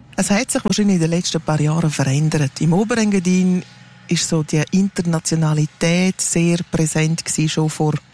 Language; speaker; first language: German; non-native, local second language; Romansh